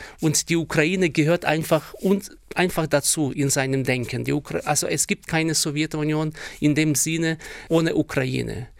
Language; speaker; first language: German; non-native, fluent; Ukrainian